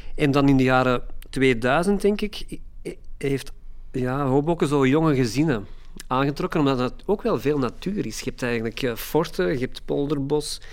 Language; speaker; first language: Dutch; native; Dutch